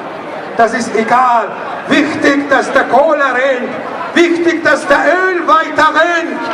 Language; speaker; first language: German; non-native, learner; Arabic